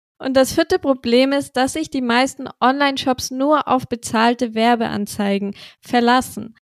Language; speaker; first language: German; native; German